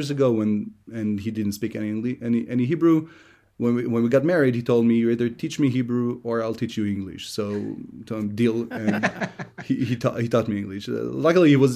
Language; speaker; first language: English; non-native, fluent; Hebrew